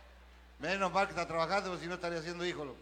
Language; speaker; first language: Spanish; native; Spanish